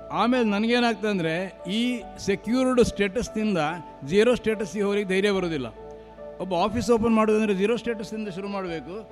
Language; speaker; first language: Kannada; non-native, local second language; Marathi